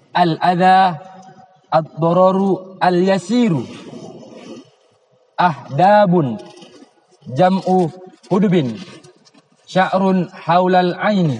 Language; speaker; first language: Arabic; non-native, learner; Indonesian